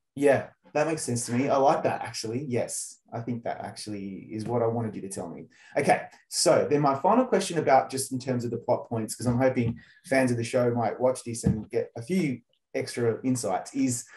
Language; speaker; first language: English; native; English